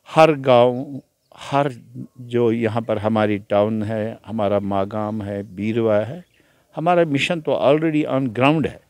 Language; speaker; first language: Hindi; non-native, local second language; Kashmiri